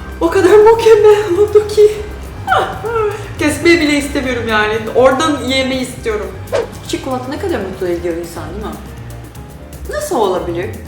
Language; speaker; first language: Turkish; non-native, fluent; Portuguese